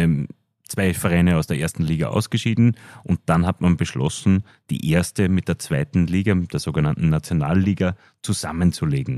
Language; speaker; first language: German; native; German